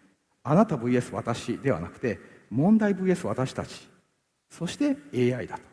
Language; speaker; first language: Japanese; native; Japanese